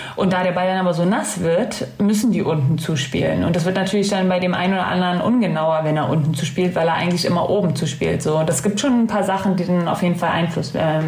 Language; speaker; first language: German; native; German